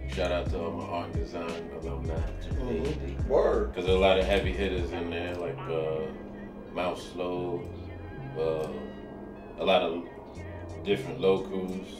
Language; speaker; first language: English; native; English